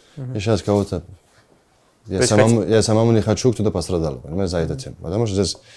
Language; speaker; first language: Russian; non-native, learner; Georgian